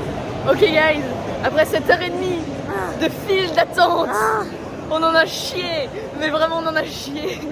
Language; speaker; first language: French; native; French